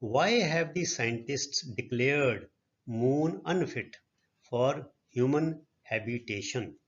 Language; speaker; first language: English; non-native, local second language; Punjabi